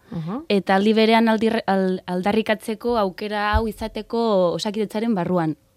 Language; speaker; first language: Basque; non-native, fluent; Catalan